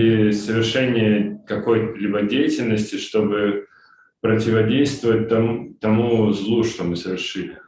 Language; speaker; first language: Russian; native; Russian